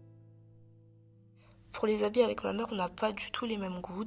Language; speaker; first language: French; native; French